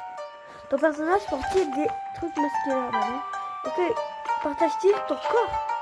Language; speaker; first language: French; native; French